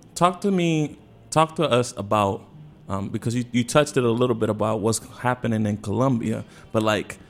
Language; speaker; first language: English; early bilingual, other home language; Spanish